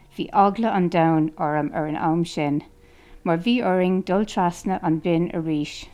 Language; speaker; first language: Irish; non-native, local second language; English